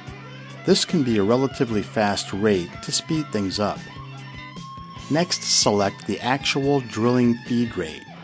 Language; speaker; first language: English; native; English